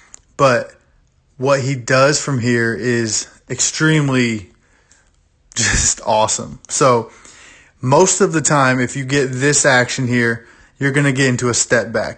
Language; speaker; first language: English; native; English